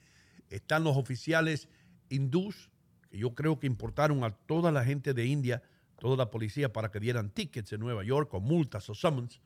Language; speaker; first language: Spanish; native; Spanish